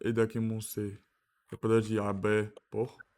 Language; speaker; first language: French; non-native, learner; Russian